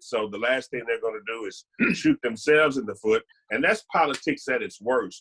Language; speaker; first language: English; native; English